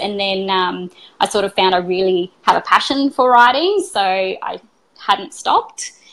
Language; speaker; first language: English; native; English